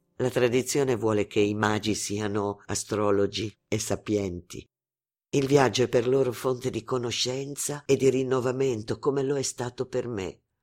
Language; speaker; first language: Italian; non-native, fluent; Arabic